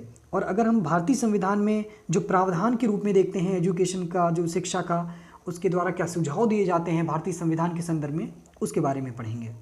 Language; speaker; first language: Hindi; native; Hindi